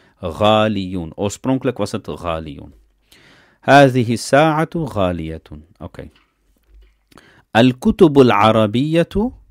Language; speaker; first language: Dutch; early bilingual, other home language; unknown